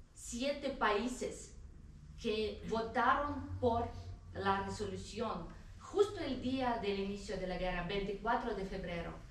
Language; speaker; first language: Spanish; non-native, fluent; Ukrainian